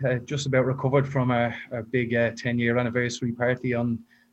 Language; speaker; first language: English; native; English